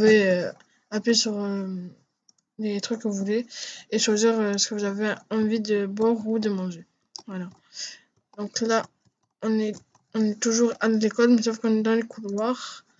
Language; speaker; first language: French; native; French